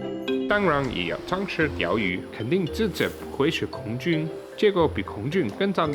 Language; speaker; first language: Chinese; native; Chinese